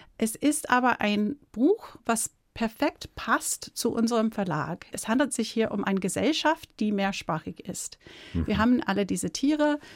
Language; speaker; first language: German; non-native, fluent; English